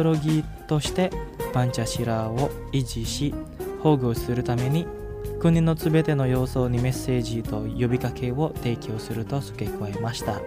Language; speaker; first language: Japanese; non-native, fluent; Indonesian